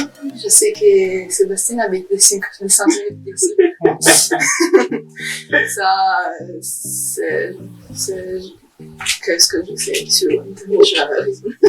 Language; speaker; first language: French; non-native, learner; Italian